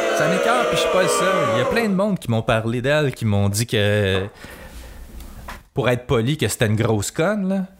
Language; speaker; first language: French; native; French